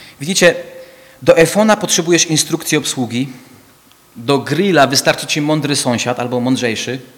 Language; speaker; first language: Polish; non-native, fluent; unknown